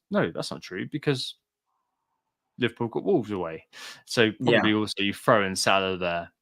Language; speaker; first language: English; native; English